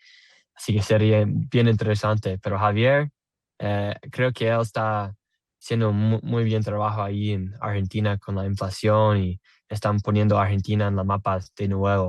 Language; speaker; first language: Spanish; non-native, learner; English